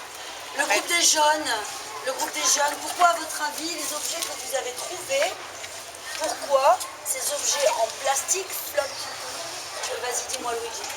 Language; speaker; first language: French; native; French